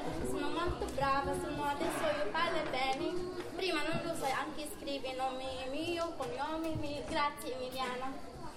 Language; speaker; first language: Italian; non-native, learner; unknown